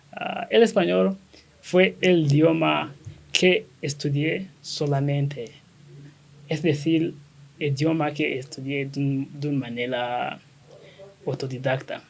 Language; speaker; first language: Spanish; non-native, learner; Kinyarwanda